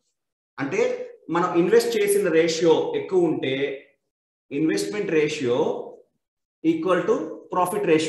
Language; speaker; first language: Telugu; native; Telugu